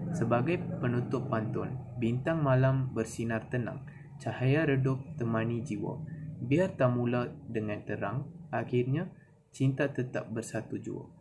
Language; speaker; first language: Malay; non-native, local second language; Tamil